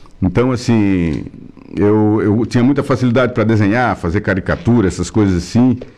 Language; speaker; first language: Portuguese; native; Portuguese